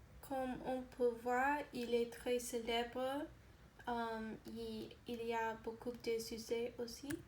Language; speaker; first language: French; non-native, learner; English